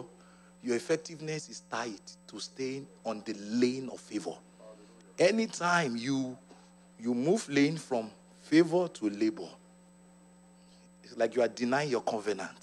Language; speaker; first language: English; non-native, local second language; Yoruba